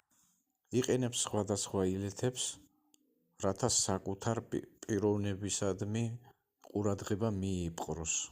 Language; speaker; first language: Georgian; native; Georgian